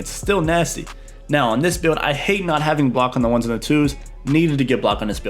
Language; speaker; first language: English; native; English